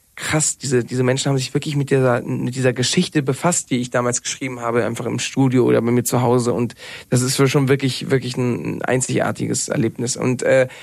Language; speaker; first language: German; non-native, fluent; Spanish